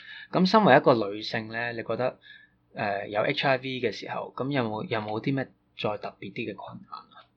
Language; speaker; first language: Cantonese; native; Cantonese